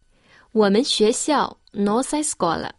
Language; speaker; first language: Portuguese; non-native, fluent; Chinese